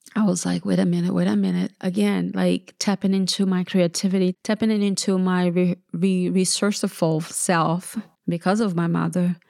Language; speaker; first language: English; early bilingual, other home language; Portuguese